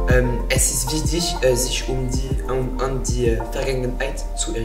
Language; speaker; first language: German; non-native, learner; French